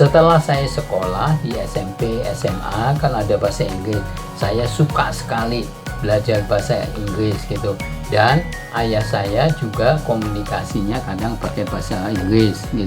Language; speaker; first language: Indonesian; non-native, local second language; Dutch